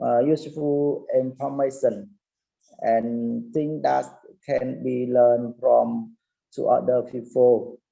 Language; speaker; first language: English; non-native, learner; Khmer